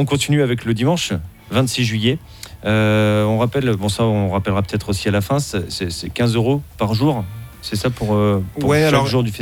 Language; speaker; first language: French; native; French